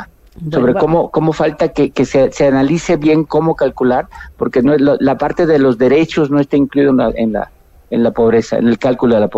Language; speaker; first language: Spanish; native; Spanish